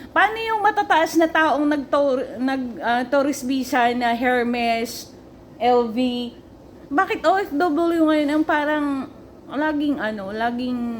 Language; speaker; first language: Filipino; native; Filipino